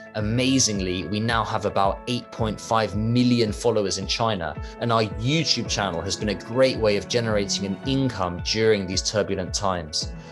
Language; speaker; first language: English; native; English